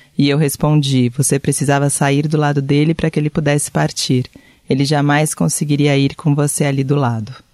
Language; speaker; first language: Portuguese; native; Portuguese